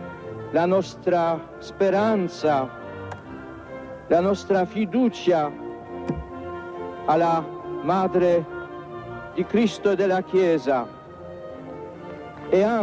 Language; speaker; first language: Italian; non-native, fluent; Polish